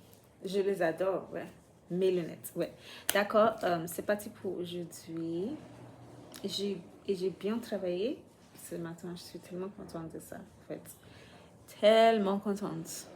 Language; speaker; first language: French; non-native, fluent; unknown